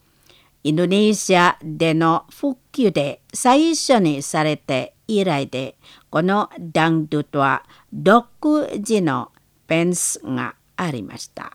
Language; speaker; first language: Japanese; non-native, learner; Indonesian